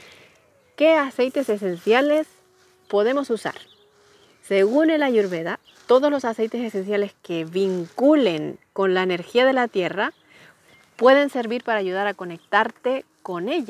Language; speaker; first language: Spanish; native; Spanish